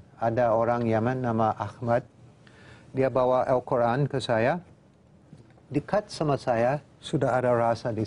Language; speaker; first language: Indonesian; non-native, fluent; English